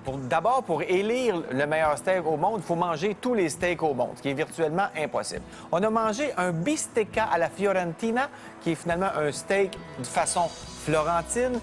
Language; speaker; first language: French; native; French